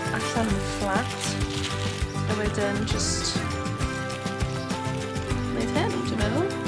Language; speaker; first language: Welsh; non-native, local second language; English